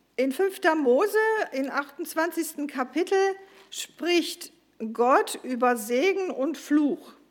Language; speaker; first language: German; non-native, fluent; Croatian